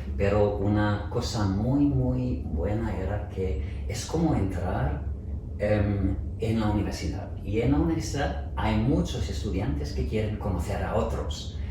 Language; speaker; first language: Spanish; non-native, fluent; German